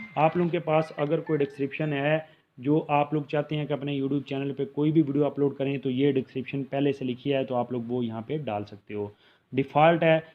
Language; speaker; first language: Urdu; non-native, local second language; Punjabi